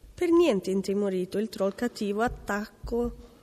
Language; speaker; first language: Italian; non-native, fluent; Norwegian